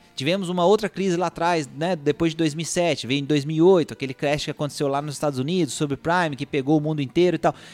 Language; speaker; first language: Portuguese; native; Portuguese